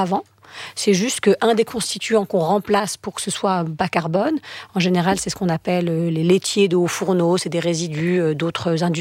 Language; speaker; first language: French; native; French